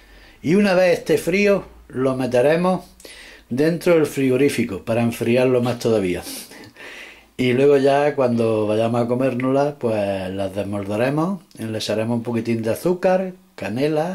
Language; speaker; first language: Spanish; native; Spanish